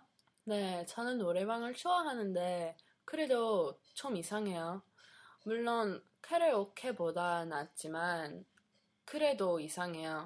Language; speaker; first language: Korean; non-native, learner; English